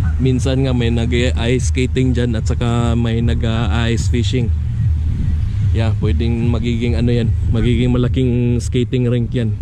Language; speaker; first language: Filipino; non-native, local second language; Cebuano